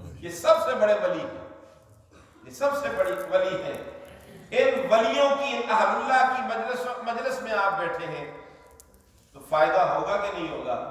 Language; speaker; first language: Urdu; non-native, local second language; Northern Hindko